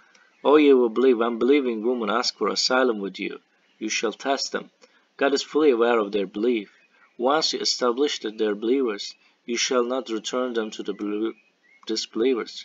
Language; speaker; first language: English; non-native, fluent; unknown